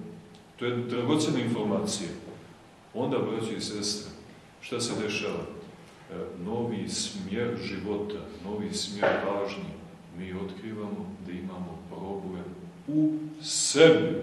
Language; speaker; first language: Serbian; native; Serbian